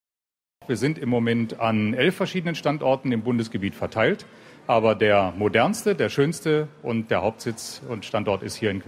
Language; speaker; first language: German; native; German